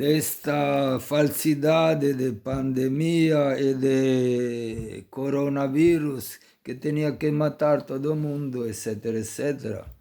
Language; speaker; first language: Portuguese; non-native, fluent; Italian